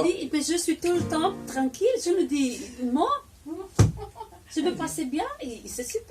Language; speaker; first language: French; non-native, learner; Croatian